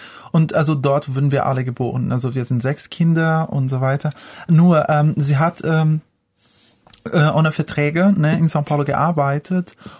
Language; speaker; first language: German; non-native, fluent; Portuguese